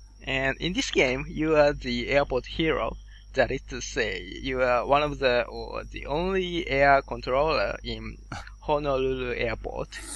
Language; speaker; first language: English; non-native, fluent; Japanese